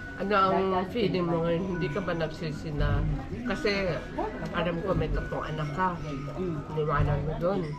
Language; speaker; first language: Filipino; native; Filipino